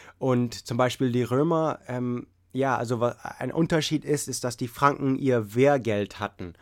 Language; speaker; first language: German; non-native, fluent; English